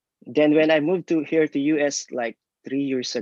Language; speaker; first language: English; non-native, local second language; Filipino